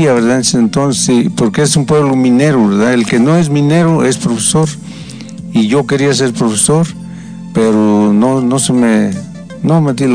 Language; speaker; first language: Spanish; native; Spanish